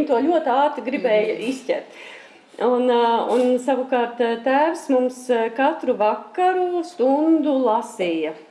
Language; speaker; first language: Latvian; early bilingual, heritage; Latvian